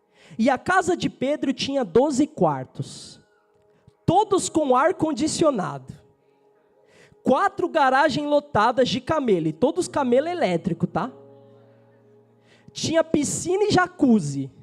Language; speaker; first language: Portuguese; native; Portuguese